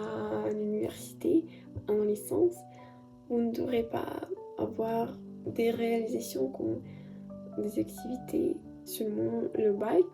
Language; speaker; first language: French; non-native, learner; Russian